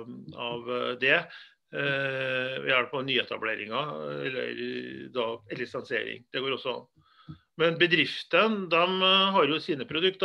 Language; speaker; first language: Norwegian; native; Norwegian